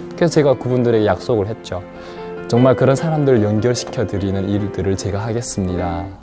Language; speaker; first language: Korean; native; Korean